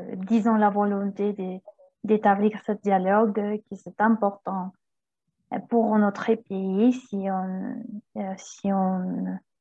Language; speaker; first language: French; non-native, fluent; Spanish